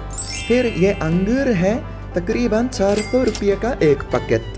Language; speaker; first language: Hindi; non-native, fluent; Japanese